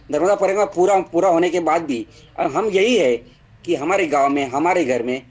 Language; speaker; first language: Hindi; non-native, local second language; Marathi